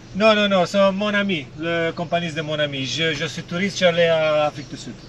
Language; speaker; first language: French; non-native, learner; Romanian